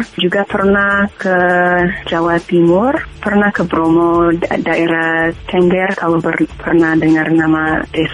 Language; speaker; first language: Indonesian; non-native, fluent; English